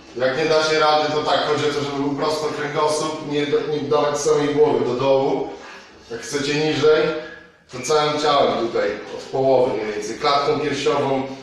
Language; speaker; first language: Polish; native; Polish